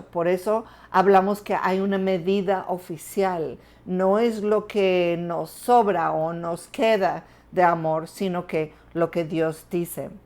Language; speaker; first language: Spanish; non-native, fluent; English